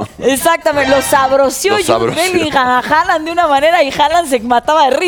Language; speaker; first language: Spanish; native; Spanish